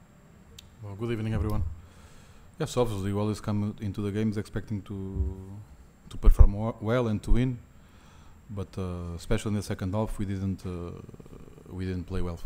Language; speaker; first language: English; non-native, fluent; Portuguese